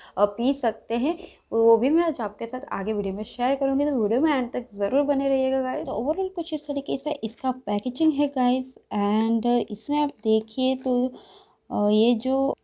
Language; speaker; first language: Hindi; non-native, local second language; Gujarati